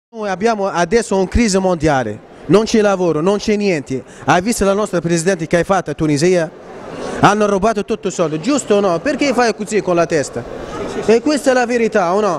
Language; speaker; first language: Italian; non-native, fluent; Arabic